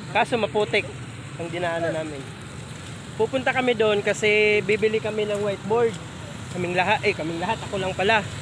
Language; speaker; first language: Filipino; non-native, local second language; Cebuano